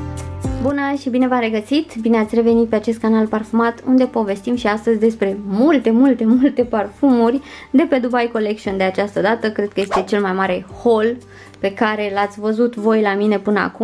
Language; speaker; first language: Romanian; native; Romanian